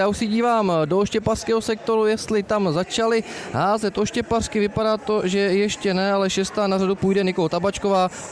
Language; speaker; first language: Czech; native; Czech